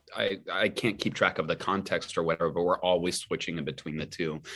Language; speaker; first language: English; early bilingual, other home language; Spanish